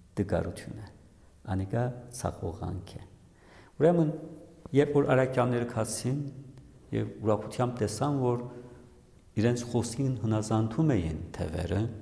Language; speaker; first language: Armenian; early bilingual, heritage; Armenian